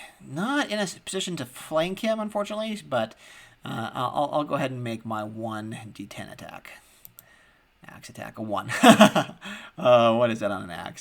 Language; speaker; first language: English; native; English